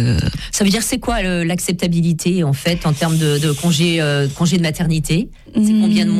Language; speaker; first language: French; native; French